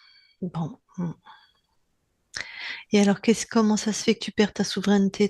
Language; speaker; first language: French; native; French